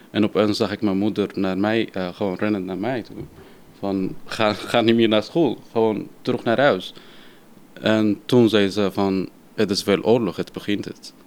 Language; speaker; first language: Dutch; non-native, fluent; Arabic